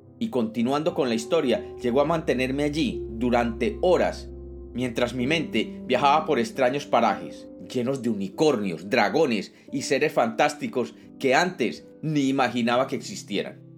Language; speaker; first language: Spanish; native; Spanish